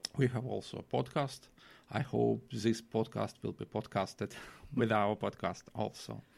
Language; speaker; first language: English; non-native, fluent; Russian